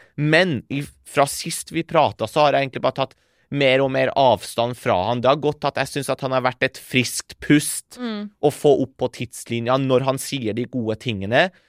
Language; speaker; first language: Norwegian; early bilingual, other home language; Persian